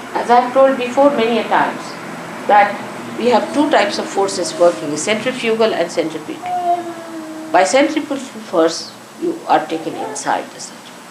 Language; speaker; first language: English; non-native, local second language; Marathi